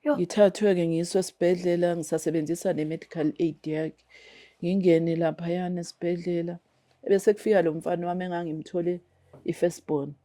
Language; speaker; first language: Zulu; native; Zulu